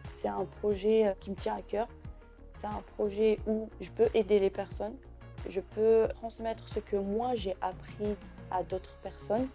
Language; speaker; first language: French; non-native, local second language; Kabyle